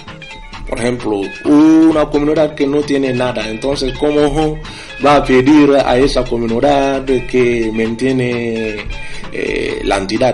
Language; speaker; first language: Spanish; non-native, fluent; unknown